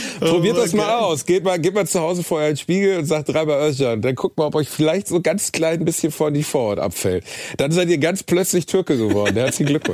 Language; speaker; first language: German; native; German